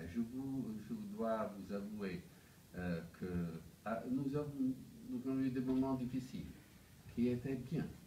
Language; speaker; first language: French; non-native, fluent; Italian